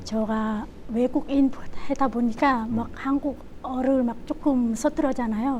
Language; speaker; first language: Korean; non-native, learner; Khmer